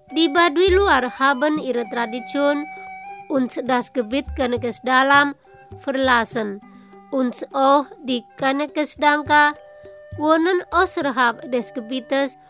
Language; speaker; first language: German; non-native, learner; Indonesian